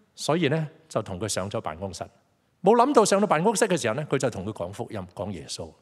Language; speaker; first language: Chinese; non-native, local second language; Cantonese